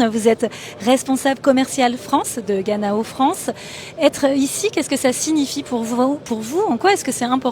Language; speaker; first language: French; native; French